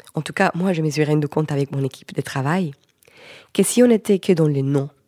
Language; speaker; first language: French; non-native, fluent; Spanish